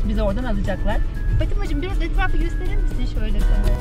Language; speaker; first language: Turkish; native; Turkish